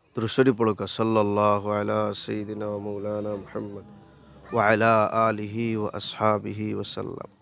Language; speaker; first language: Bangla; native; Bangla